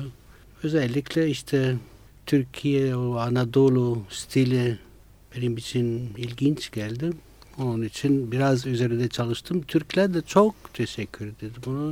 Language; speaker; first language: Turkish; non-native, fluent; Italian